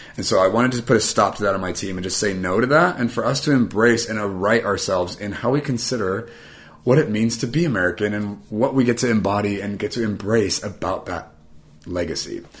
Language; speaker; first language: English; native; English